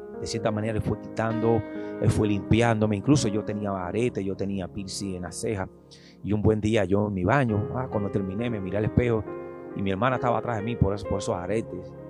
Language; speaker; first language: Spanish; native; Spanish